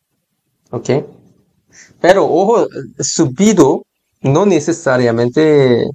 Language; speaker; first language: Spanish; non-native, learner; Korean